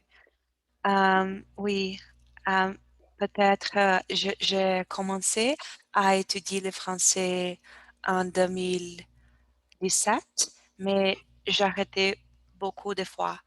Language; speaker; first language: French; non-native, learner; Portuguese